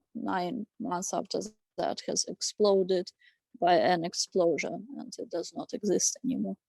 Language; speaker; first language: English; non-native, fluent; Ukrainian